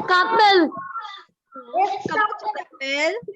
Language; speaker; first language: French; non-native, learner; Hindi